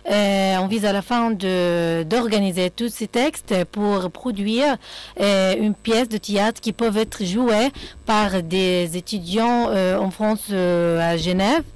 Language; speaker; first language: French; non-native, fluent; Arabic